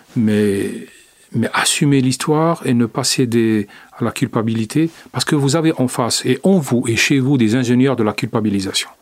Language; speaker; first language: French; non-native, local second language; Arabic